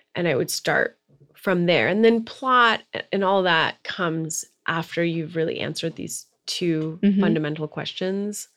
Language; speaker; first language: English; native; English